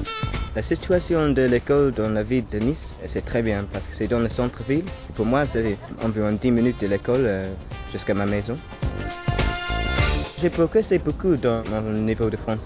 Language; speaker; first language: French; non-native, fluent; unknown